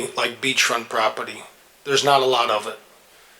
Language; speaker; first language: English; native; English